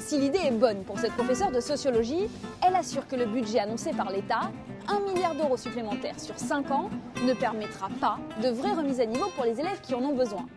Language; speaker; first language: French; native; French